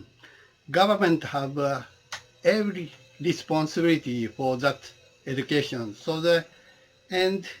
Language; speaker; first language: English; non-native, learner; Japanese